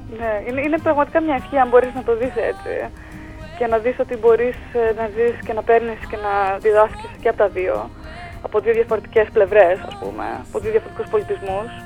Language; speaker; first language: Greek; early bilingual, heritage; Greek